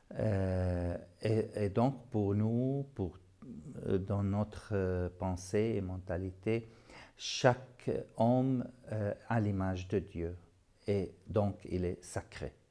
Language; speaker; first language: French; non-native, fluent; Arabic